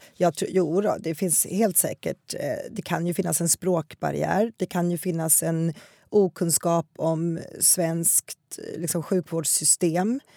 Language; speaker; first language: Swedish; native; Swedish